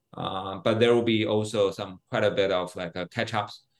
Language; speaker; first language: English; non-native, fluent; Chinese